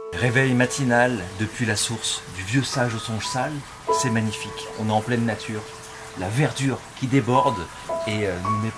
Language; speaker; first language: French; native; French